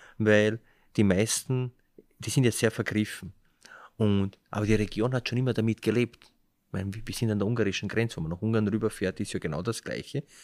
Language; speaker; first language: German; early bilingual, other home language; Slovenian